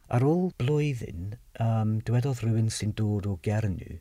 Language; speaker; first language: Welsh; non-native, fluent; English